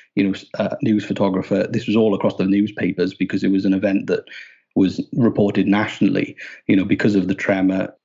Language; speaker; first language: English; native; English